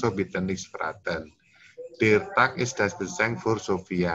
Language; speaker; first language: German; non-native, fluent; Indonesian